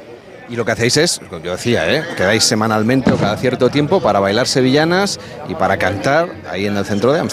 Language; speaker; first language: Spanish; native; Spanish